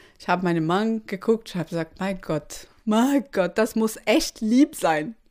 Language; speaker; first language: German; non-native, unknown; Portuguese